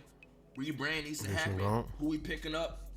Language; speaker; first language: English; native; English